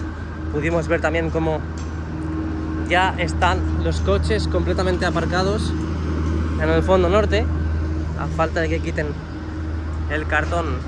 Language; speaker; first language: Spanish; native; Spanish